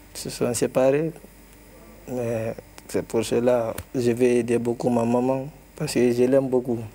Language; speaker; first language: Spanish; non-native, learner; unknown